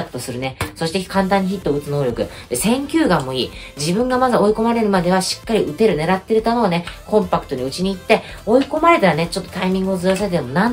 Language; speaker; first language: Japanese; native; Japanese